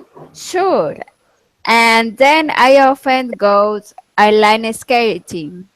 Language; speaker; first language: English; non-native, learner; Spanish